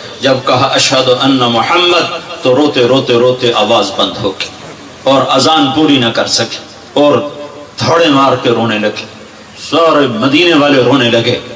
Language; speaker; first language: Urdu; non-native, local second language; Punjabi